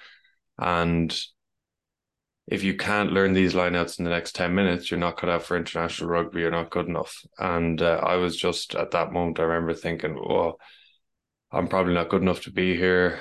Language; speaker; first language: English; native; English